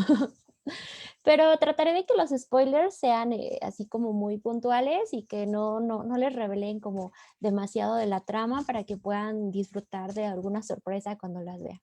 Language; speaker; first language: Spanish; native; Spanish